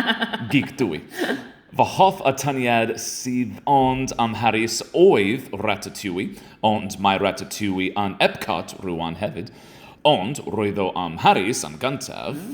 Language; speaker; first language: Welsh; non-native, learner; English